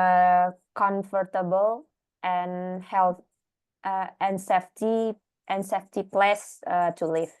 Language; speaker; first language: English; non-native, learner; Indonesian